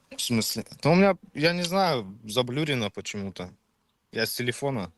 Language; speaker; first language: Russian; early bilingual, heritage; Czech